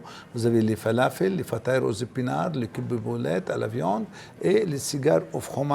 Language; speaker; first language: French; non-native, local second language; Arabic